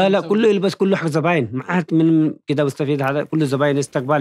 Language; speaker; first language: Arabic; non-native, learner; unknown